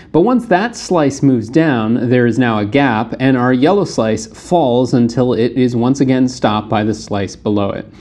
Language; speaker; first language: English; native; English